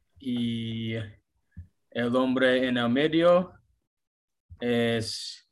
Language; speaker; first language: Spanish; non-native, learner; English